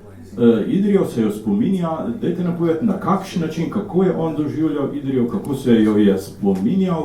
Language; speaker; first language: Slovenian; native; Slovenian